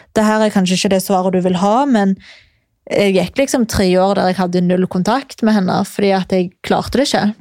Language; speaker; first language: Norwegian; native; Norwegian